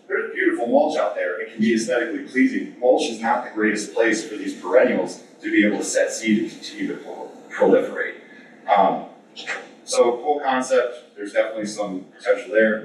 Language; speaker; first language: English; native; English